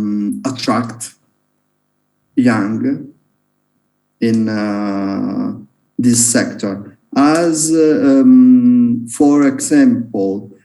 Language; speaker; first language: English; non-native, learner; Italian